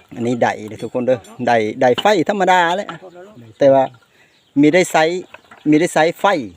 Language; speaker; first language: Thai; native; Thai